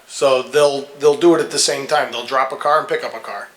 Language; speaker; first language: English; native; English